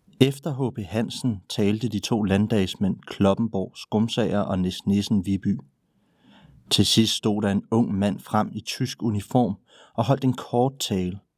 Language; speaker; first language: Danish; native; Danish